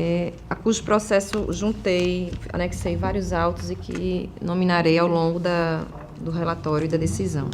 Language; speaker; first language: Portuguese; native; Portuguese